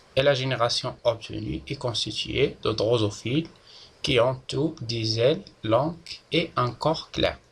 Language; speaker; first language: French; non-native, local second language; Arabic